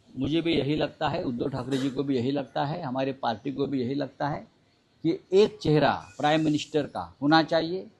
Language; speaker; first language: Hindi; non-native, local second language; Marathi